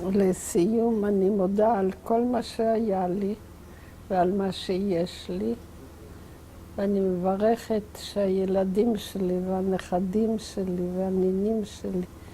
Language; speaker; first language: Hebrew; non-native, fluent; Yiddish